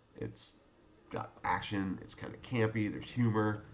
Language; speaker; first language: English; native; English